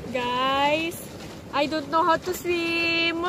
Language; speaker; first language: English; non-native, fluent; Filipino